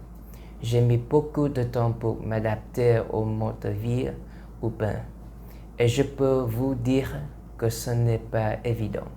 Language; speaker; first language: French; non-native, learner; Vietnamese